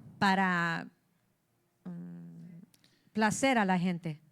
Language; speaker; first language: Spanish; early bilingual, heritage; English